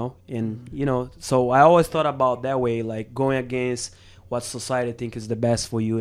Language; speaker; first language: English; non-native, fluent; Portuguese